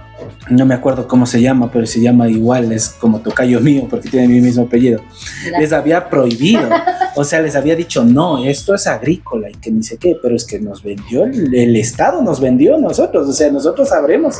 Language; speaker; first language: Spanish; native; Spanish